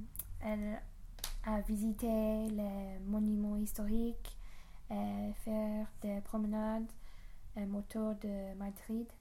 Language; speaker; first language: French; non-native, learner; English